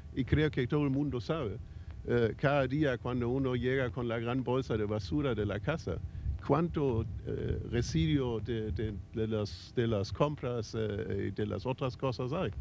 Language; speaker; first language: Spanish; non-native, fluent; German